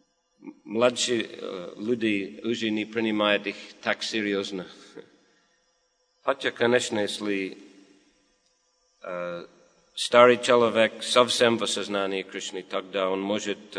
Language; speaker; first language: Russian; non-native, fluent; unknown